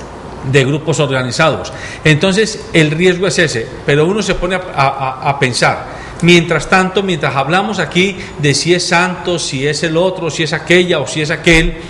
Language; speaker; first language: Spanish; native; Spanish